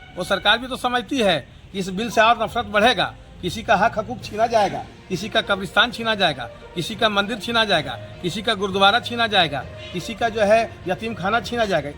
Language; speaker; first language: Hindi; native; Hindi